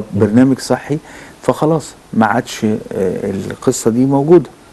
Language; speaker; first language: Arabic; native; Arabic